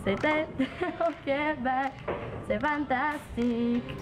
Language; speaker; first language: French; non-native, learner; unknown